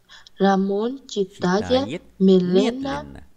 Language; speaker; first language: Russian; non-native, learner; Vietnamese